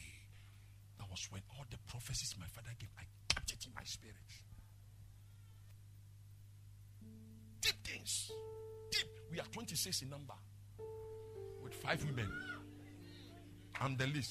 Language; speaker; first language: English; non-native, local second language; Akan